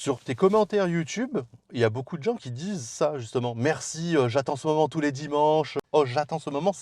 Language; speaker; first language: French; native; French